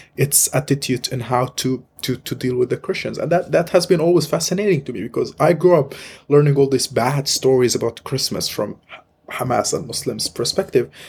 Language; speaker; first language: English; non-native, fluent; Arabic